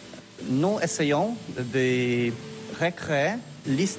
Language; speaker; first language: French; non-native, fluent; Polish